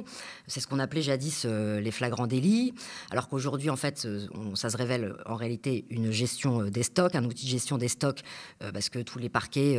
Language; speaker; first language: French; native; French